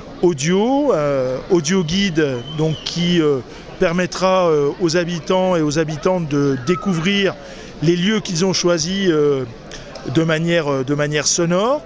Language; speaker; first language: French; native; French